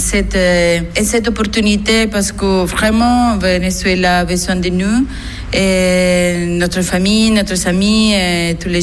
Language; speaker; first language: French; non-native, fluent; Spanish